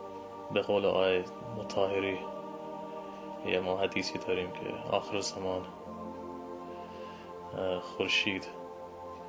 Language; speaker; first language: Persian; early bilingual, heritage; Persian